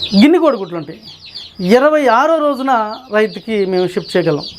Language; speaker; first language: Telugu; native; Telugu